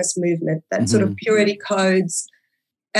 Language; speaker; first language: English; early bilingual, other home language; German